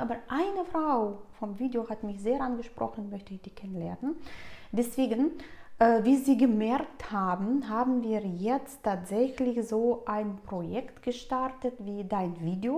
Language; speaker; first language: German; non-native, fluent; Russian